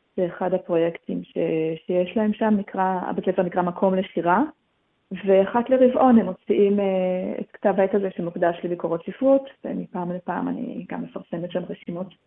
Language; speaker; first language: Hebrew; native; Hebrew